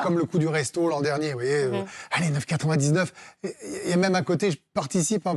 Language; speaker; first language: French; native; French